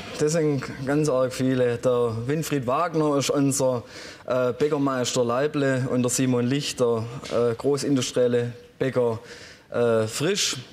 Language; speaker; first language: German; native; German